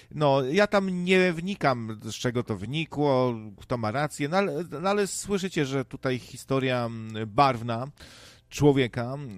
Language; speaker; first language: Polish; native; Polish